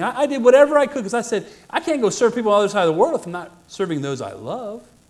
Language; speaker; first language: English; native; English